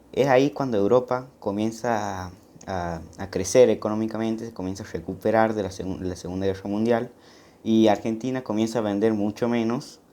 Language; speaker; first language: Spanish; native; Spanish